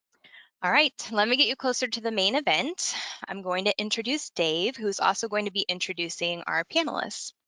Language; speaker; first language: English; native; English